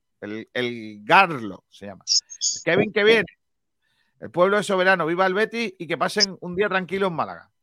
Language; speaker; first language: Spanish; native; Spanish